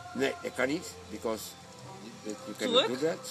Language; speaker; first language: German; non-native, fluent; Dutch